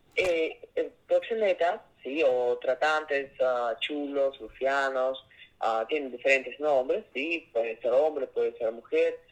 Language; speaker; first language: Spanish; non-native, learner; Russian